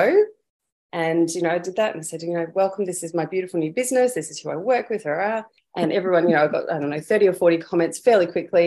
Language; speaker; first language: English; native; English